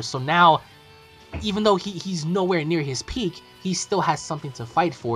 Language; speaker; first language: English; native; English